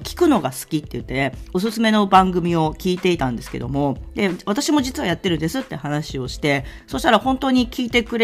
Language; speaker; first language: Japanese; native; Japanese